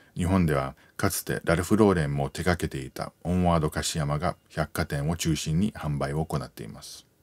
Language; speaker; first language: Japanese; non-native, fluent; English